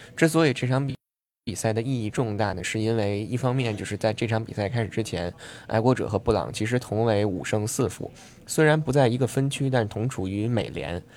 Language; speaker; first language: Chinese; native; Chinese